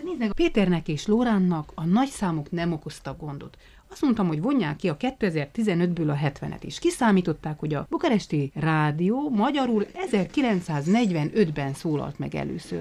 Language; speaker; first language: Hungarian; native; Hungarian